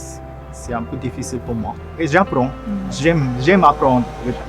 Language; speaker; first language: French; non-native, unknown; Japanese